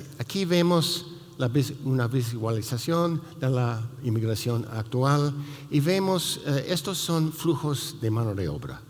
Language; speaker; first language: Spanish; non-native, fluent; English